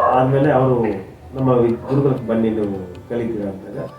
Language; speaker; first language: Kannada; non-native, local second language; Telugu